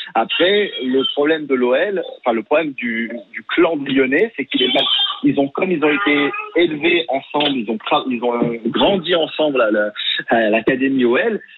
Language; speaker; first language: French; native; French